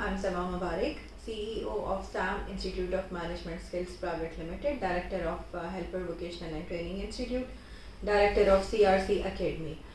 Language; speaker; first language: English; non-native, local second language; Urdu